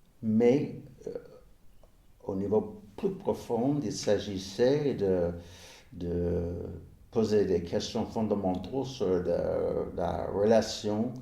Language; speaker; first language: French; non-native, fluent; English